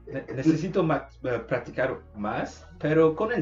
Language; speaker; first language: Spanish; non-native, learner; English